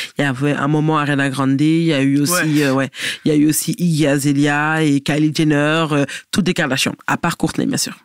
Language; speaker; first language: French; native; French